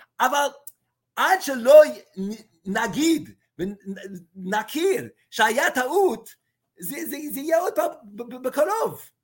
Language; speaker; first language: Hebrew; non-native, fluent; English